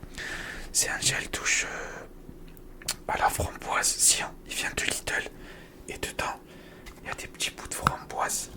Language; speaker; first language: French; native; French